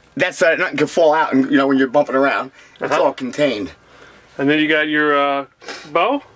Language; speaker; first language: English; native; English